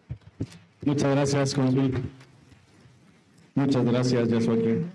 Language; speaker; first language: Spanish; native; Spanish